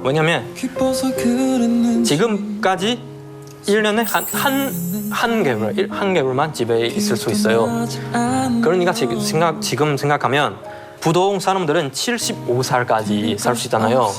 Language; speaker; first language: Korean; non-native, learner; Chinese